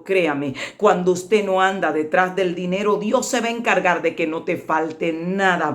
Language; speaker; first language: Spanish; native; Spanish